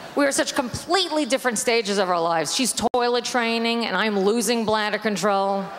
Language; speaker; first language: English; native; English